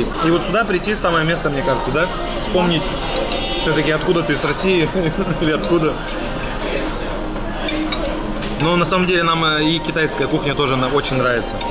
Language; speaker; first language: Russian; native; Russian